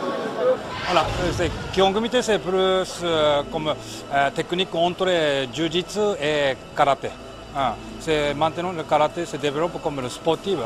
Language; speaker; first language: French; non-native, learner; Japanese